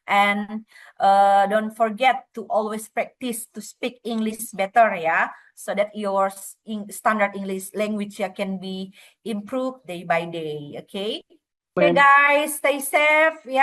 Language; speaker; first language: English; non-native, fluent; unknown